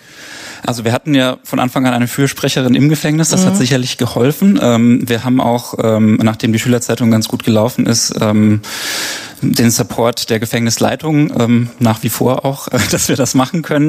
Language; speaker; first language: German; native; German